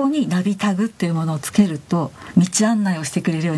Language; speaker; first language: Japanese; native; Japanese